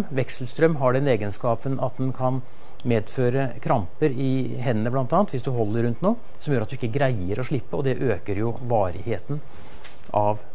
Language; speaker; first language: Norwegian; native; Norwegian